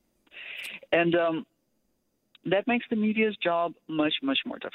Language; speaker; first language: English; non-native, fluent; Russian